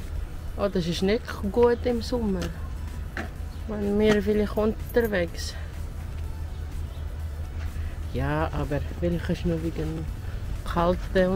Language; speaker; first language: German; non-native, learner; Filipino